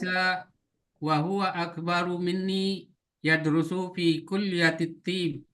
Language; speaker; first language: Arabic; non-native, learner; Indonesian